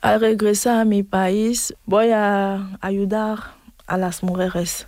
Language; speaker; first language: Spanish; non-native, fluent; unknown